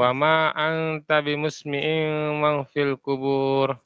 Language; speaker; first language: Arabic; non-native, learner; Indonesian